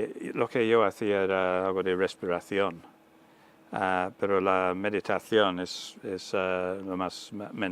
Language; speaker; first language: Spanish; non-native, fluent; English